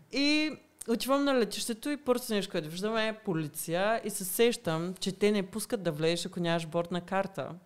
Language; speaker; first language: Bulgarian; early bilingual, heritage; Bulgarian